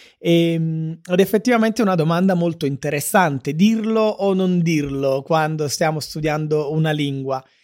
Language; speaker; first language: Italian; native; Italian